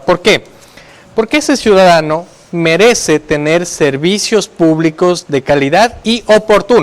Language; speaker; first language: Spanish; native; Spanish